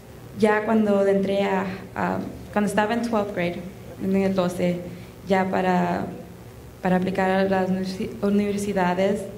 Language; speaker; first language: Spanish; early bilingual, heritage; Spanish